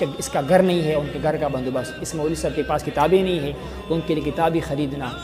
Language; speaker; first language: Urdu; non-native, local second language; Pashto